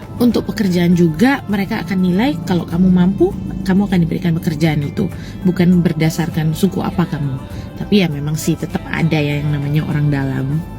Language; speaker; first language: Indonesian; native; Indonesian